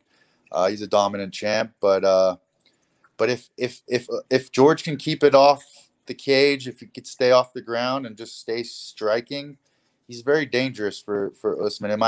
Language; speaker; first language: English; native; English